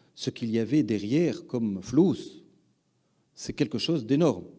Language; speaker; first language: French; non-native, local second language; Arabic